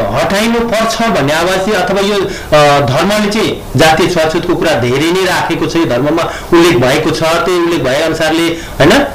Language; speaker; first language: Nepali; native; Nepali